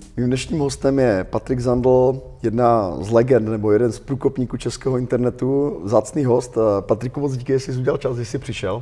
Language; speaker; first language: Czech; native; Czech